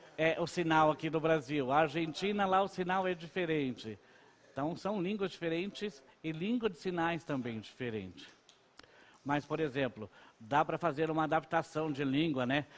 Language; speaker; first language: Portuguese; non-native, local second language; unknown